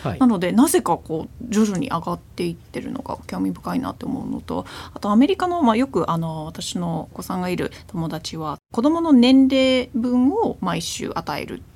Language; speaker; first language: Japanese; early bilingual, heritage; English